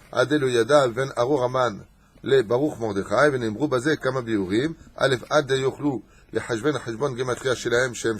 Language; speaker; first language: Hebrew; non-native, fluent; French